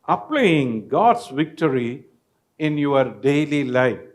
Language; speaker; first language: English; non-native, local second language; Tamil